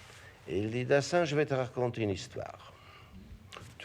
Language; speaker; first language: French; non-native, fluent; English